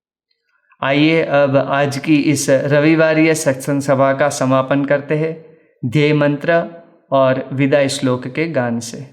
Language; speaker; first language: Hindi; native; Hindi